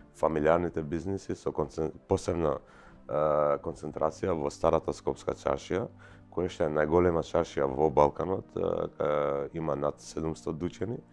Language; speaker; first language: Macedonian; non-native, local second language; Albanian